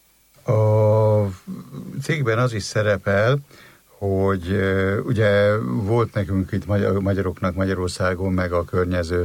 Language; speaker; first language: Hungarian; native; Hungarian